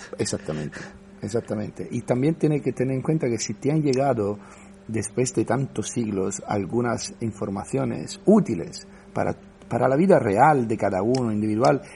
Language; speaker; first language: Spanish; non-native, fluent; Italian